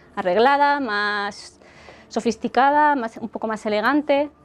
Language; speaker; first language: Spanish; native; Spanish